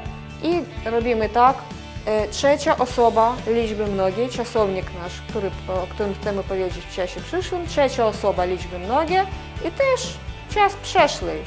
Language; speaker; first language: Polish; non-native, fluent; Russian